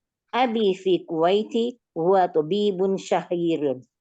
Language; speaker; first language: Arabic; non-native, learner; Indonesian